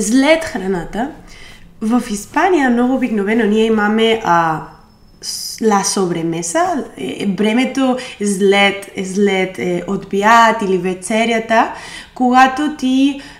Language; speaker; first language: Bulgarian; non-native, learner; Spanish